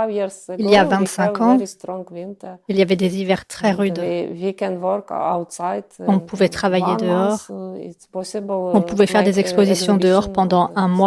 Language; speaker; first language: French; non-native, fluent; Ukrainian